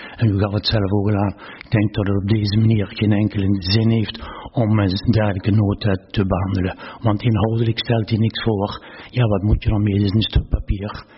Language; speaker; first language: Dutch; native; Dutch